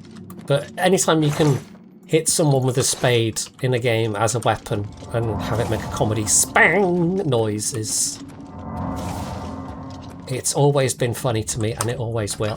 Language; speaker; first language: English; native; English